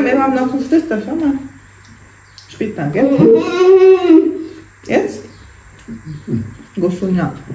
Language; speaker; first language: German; non-native, learner; Filipino